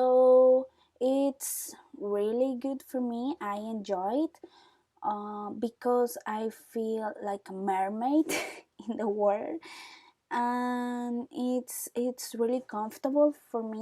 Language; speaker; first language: English; non-native, learner; Spanish